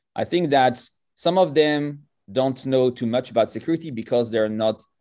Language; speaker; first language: English; non-native, fluent; French